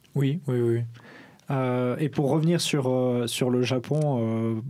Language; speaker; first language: French; native; French